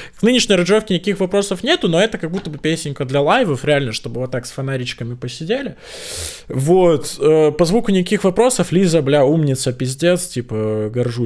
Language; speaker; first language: Russian; native; Russian